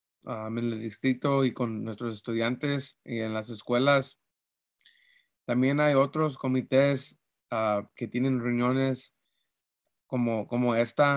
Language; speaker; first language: Spanish; early bilingual, heritage; Spanish